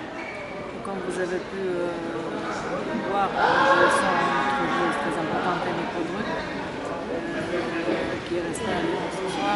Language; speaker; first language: French; non-native, fluent; Serbian